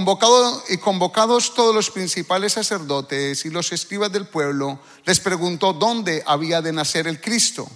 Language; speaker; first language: Spanish; native; Spanish